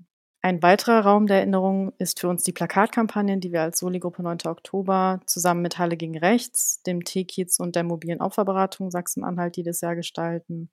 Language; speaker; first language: German; native; German